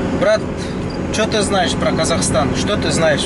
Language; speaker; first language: Russian; non-native, local second language; Kazakh